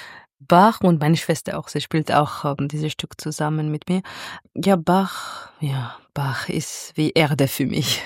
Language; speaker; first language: German; non-native, fluent; Georgian